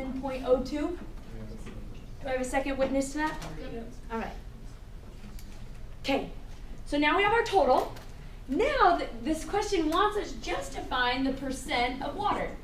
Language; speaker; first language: English; native; English